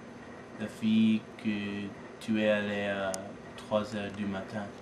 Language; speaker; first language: French; non-native, learner; English